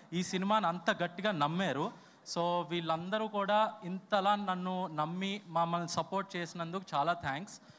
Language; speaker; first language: Telugu; native; Telugu